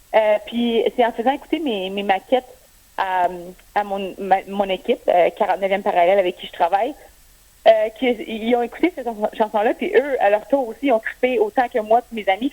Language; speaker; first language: French; native; French